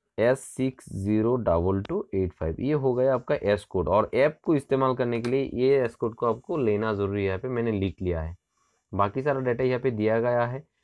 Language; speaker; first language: Hindi; non-native, local second language; Bangla